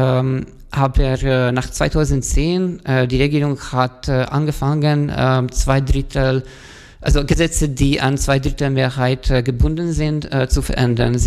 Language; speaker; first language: German; non-native, fluent; Hungarian